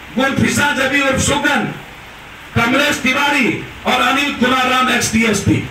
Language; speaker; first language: Hindi; native; Hindi